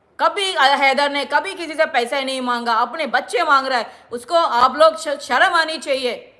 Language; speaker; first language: Hindi; non-native, local second language; Marathi